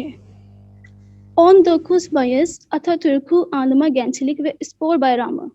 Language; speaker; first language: Turkish; non-native, learner; Urdu